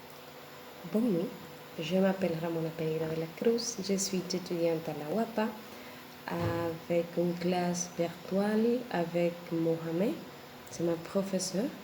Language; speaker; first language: French; non-native, learner; Spanish